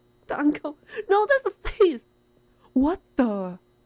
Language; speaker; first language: English; non-native, local second language; Chinese